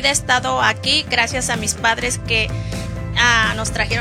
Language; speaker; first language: Spanish; native; Spanish